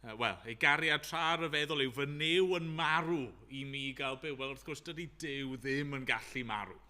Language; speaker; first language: Welsh; native; Welsh